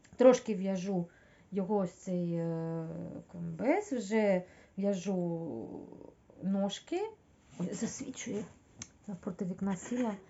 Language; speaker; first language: Ukrainian; non-native, local second language; Russian